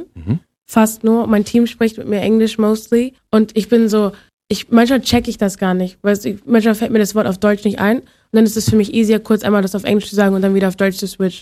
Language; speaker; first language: German; native; German